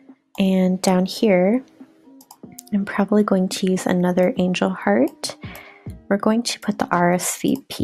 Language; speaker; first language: English; native; English